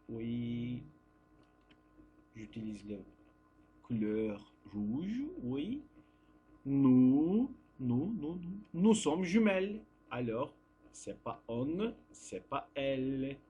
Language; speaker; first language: French; non-native, fluent; Turkish